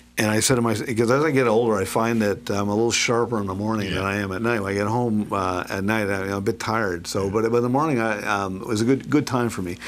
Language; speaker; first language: English; native; English